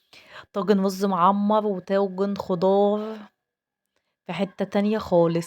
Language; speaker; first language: Arabic; native; Arabic